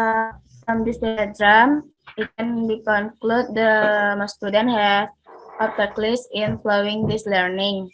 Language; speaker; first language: English; non-native, learner; Indonesian